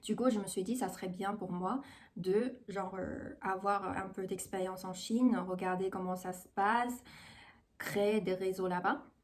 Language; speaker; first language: French; non-native, fluent; Chinese